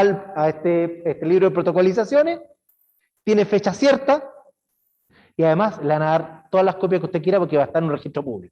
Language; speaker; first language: Spanish; native; Spanish